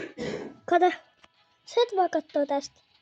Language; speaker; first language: Finnish; native; Finnish